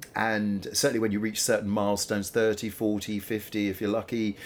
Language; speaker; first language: English; native; English